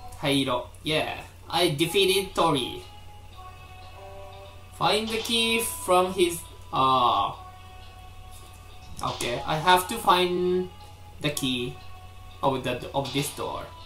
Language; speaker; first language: English; non-native, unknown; Japanese